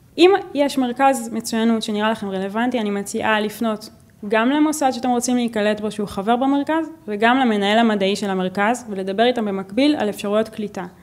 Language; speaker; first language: Hebrew; native; Hebrew